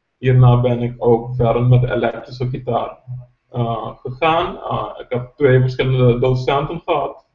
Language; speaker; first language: Dutch; non-native, local second language; Papiamento